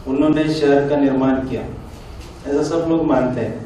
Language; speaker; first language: Hindi; non-native, local second language; Marathi